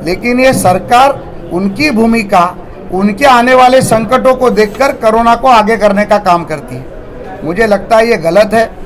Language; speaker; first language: Hindi; non-native, local second language; Marathi